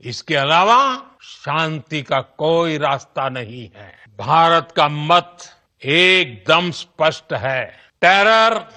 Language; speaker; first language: Hindi; non-native, local second language; Gujarati